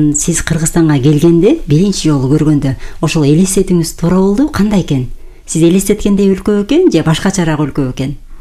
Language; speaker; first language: Kyrgyz; native; Kyrgyz